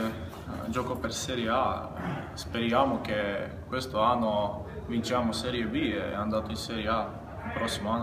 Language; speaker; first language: Italian; non-native, learner; Macedonian